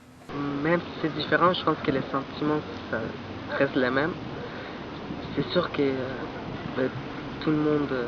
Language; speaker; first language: French; non-native, learner; Spanish